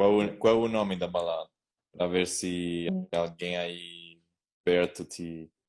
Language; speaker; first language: Portuguese; non-native, learner; Spanish